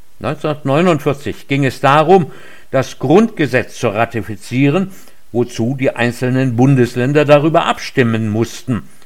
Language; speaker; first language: German; native; German